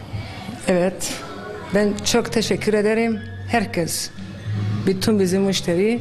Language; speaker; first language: Turkish; non-native, local second language; Arabic